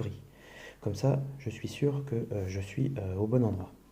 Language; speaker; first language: French; native; French